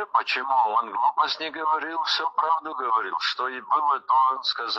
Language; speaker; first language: Russian; non-native, local second language; Abkhazian